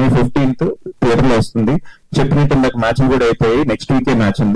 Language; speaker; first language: Telugu; native; Telugu